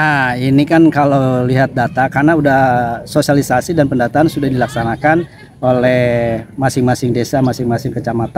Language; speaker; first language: Indonesian; non-native, local second language; Sundanese